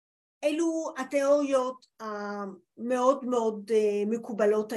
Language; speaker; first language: Hebrew; non-native, fluent; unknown